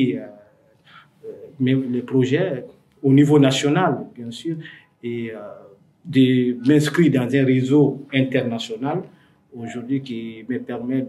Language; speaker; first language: French; non-native, local second language; Fula